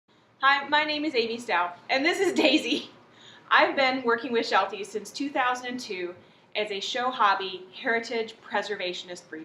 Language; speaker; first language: English; native; English